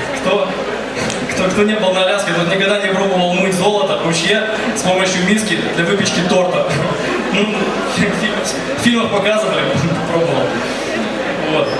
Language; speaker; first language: Russian; native; Russian